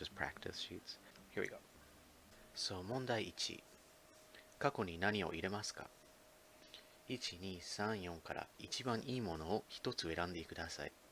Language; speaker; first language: Japanese; non-native, fluent; English